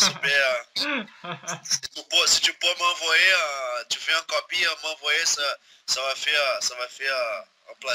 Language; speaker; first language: French; non-native, learner; Portuguese